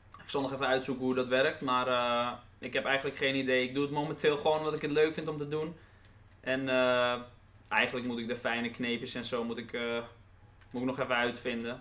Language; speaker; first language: Dutch; native; Dutch